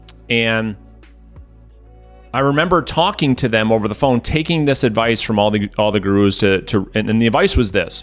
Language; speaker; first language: English; native; English